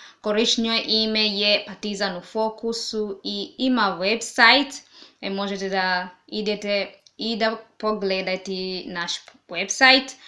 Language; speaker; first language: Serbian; non-native, learner; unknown